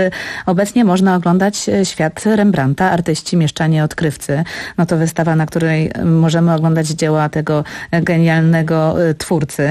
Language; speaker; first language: Polish; native; Polish